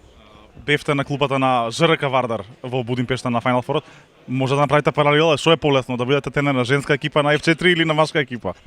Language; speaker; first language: Macedonian; native; Macedonian